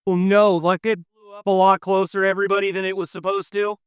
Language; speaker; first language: English; native; English